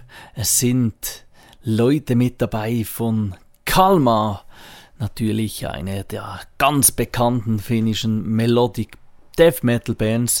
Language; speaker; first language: German; native; German